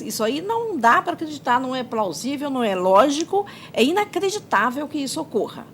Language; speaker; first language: Portuguese; native; Portuguese